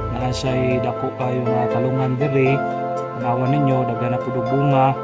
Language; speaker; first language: Cebuano; native; Cebuano